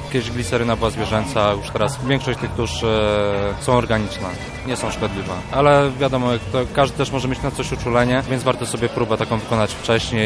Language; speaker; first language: Polish; native; Polish